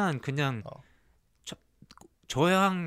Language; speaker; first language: Korean; early bilingual, heritage; English